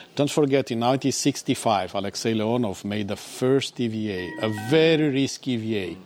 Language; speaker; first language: English; non-native, fluent; Romanian